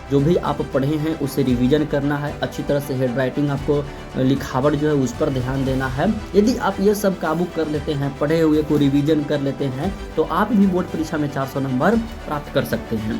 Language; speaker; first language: Hindi; native; Hindi